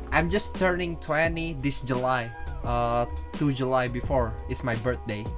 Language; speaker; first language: English; non-native, learner; Indonesian